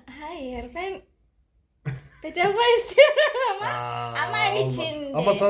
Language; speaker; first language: Turkish; non-native, learner; Indonesian